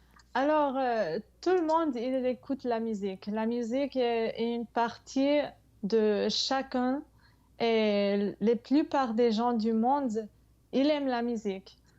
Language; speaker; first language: French; non-native, fluent; English